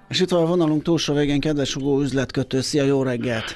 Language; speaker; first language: Hungarian; native; Hungarian